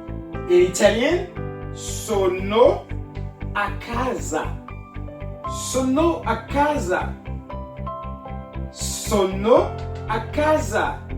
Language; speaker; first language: Italian; non-native, learner; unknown